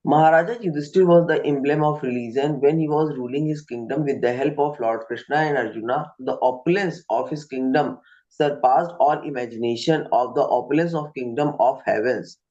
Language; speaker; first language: English; non-native, local second language; Hindi